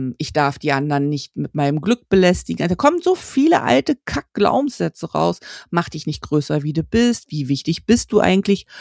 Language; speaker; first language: German; native; German